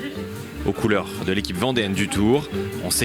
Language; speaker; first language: French; native; French